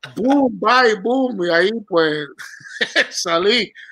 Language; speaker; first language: Spanish; early bilingual, heritage; Spanish